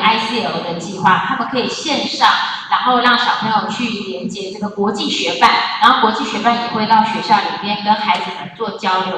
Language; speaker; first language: Chinese; native; Chinese